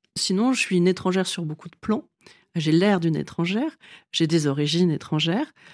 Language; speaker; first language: French; early bilingual, other home language; Vietnamese